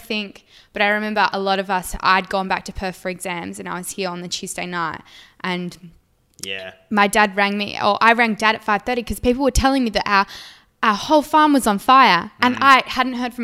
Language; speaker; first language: English; native; English